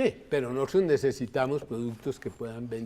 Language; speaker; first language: Spanish; native; Spanish